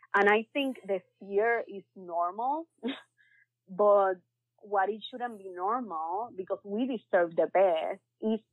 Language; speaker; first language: English; early bilingual, other home language; Spanish